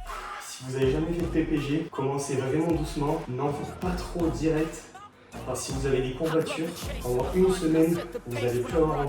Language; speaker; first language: French; native; French